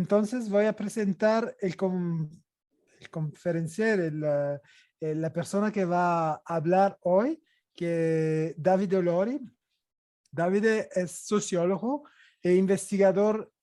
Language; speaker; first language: Spanish; non-native, fluent; Italian